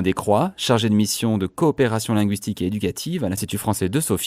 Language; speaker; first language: French; native; French